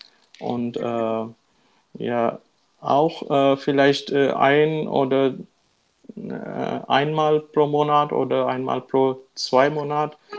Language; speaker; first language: German; non-native, learner; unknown